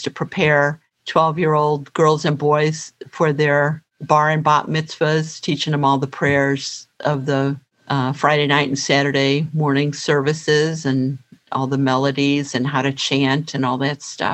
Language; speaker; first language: English; native; English